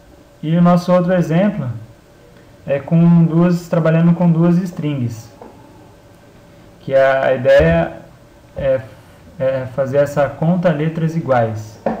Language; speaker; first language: Portuguese; native; Portuguese